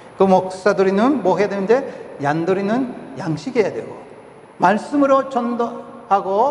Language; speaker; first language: Korean; non-native, fluent; Spanish